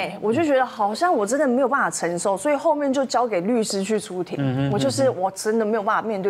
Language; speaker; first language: Chinese; native; Chinese